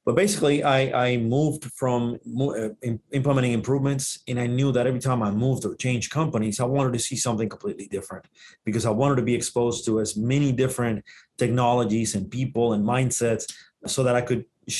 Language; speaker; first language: English; non-native, fluent; Spanish